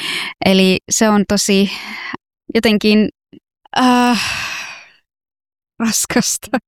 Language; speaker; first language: Finnish; non-native, fluent; Persian